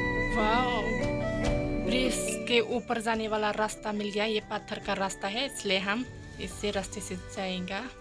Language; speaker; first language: Hindi; non-native, local second language; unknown